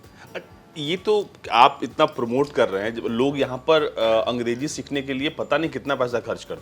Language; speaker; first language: Hindi; native; Hindi